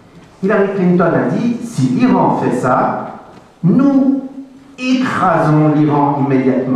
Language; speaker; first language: French; native; French